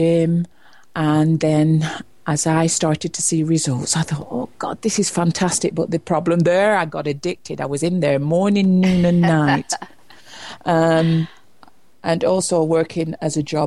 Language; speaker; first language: English; native; English